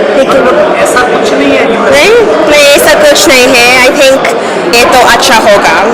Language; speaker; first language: Hindi; non-native, local second language; Punjabi